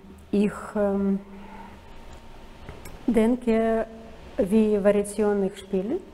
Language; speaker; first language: German; non-native, learner; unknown